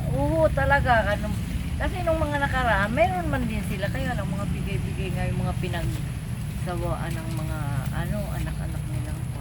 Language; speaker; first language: Filipino; native; Filipino